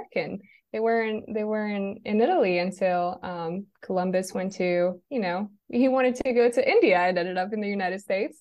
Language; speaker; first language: English; non-native, fluent; Italian